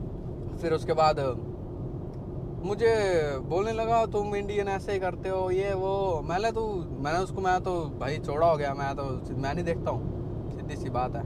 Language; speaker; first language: Hindi; native; Hindi